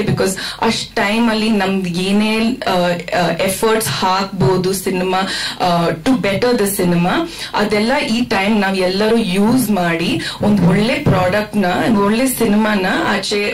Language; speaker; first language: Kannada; non-native, fluent; Malayalam